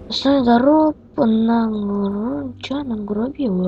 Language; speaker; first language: Russian; native; Russian